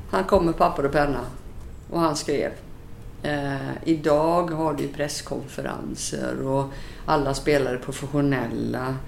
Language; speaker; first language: Swedish; native; Swedish